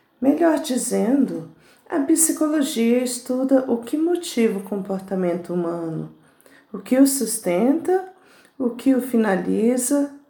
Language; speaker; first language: Portuguese; native; Portuguese